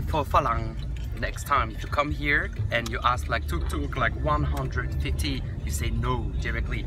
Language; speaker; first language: English; non-native, fluent; French